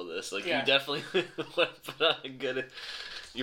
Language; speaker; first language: English; native; English